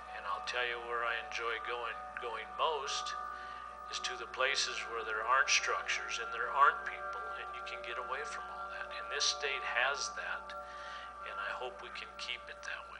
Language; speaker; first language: English; native; English